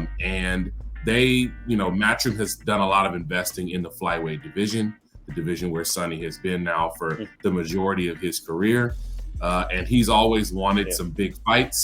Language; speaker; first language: English; native; English